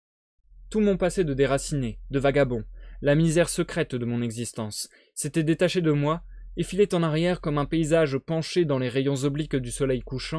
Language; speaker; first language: French; native; French